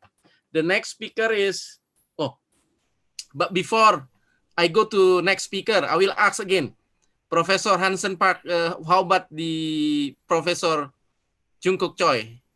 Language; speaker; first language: English; non-native, fluent; Indonesian